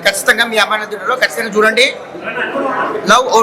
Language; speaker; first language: Telugu; native; Telugu